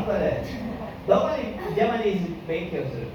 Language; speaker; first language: Japanese; non-native, learner; Indonesian